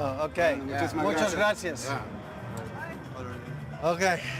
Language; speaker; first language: Spanish; non-native, learner; English